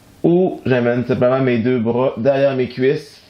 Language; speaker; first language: French; native; French